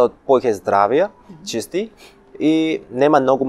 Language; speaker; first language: Macedonian; non-native, learner; Chinese